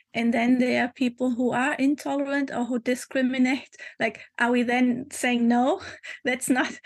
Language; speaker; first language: English; non-native, fluent; German